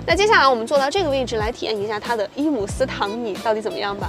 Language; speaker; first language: Chinese; native; Chinese